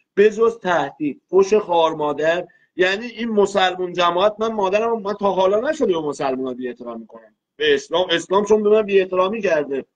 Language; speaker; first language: Persian; non-native, local second language; Azerbaijani